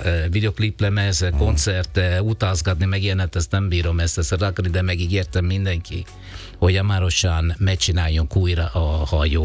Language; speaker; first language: Hungarian; non-native, learner; Italian